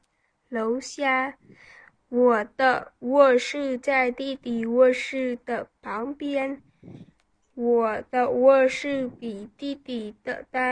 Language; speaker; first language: Chinese; non-native, learner; Vietnamese